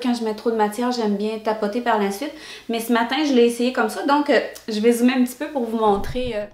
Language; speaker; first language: French; native; French